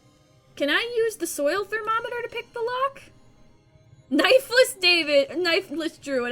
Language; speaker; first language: English; native; English